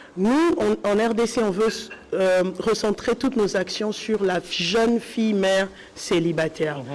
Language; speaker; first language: French; non-native, local second language; Lingala